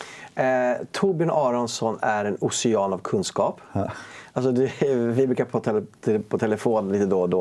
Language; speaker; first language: Swedish; native; Swedish